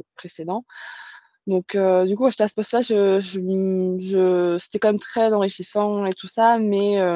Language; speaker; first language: French; native; French